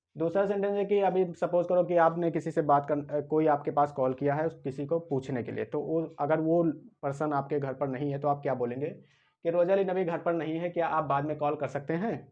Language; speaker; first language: Hindi; native; Hindi